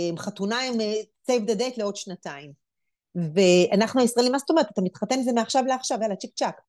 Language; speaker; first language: Hebrew; native; Hebrew